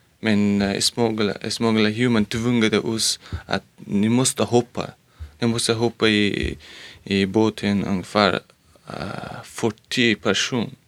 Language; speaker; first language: Swedish; non-native, learner; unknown